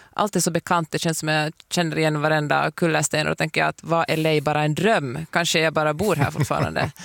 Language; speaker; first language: Swedish; native; Swedish